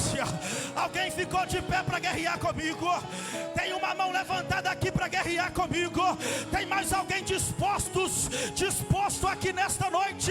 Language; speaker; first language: Portuguese; native; Portuguese